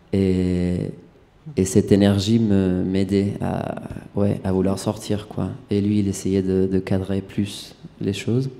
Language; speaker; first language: French; non-native, fluent; Spanish